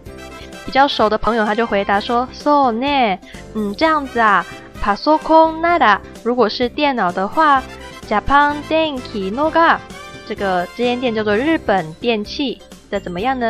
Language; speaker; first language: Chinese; native; Chinese